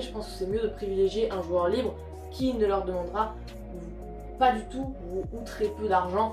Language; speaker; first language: French; native; French